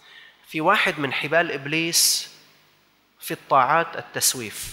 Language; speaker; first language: Arabic; native; Arabic